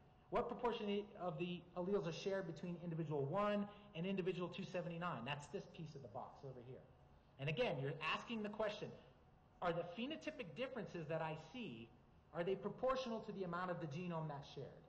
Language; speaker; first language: English; native; English